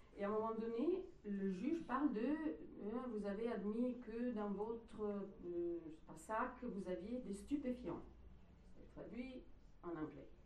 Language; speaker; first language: French; non-native, fluent; Italian